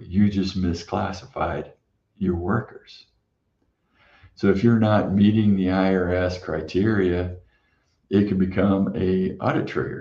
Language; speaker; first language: English; native; English